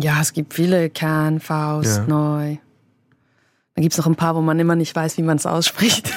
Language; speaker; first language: German; native; German